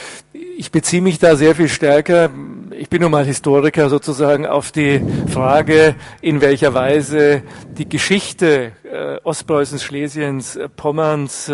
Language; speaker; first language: German; native; German